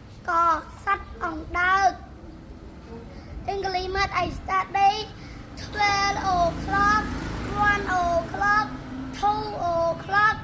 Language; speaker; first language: English; non-native, learner; Khmer